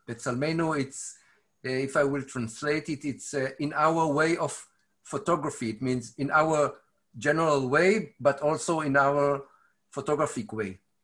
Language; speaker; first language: English; non-native, fluent; Hebrew